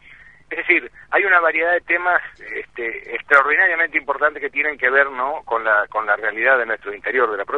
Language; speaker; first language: Spanish; native; Spanish